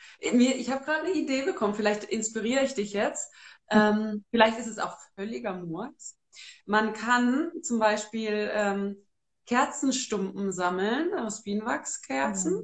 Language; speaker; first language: German; native; German